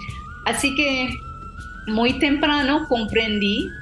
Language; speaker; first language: Spanish; non-native, fluent; English